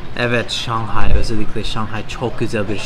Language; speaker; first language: Turkish; non-native, learner; English